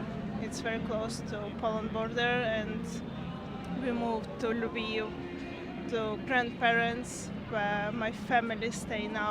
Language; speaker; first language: English; non-native, learner; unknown